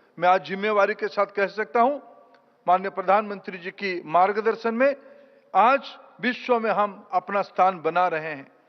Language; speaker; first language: Hindi; non-native, local second language; Odia